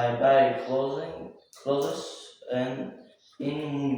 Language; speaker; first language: English; non-native, learner; Tajik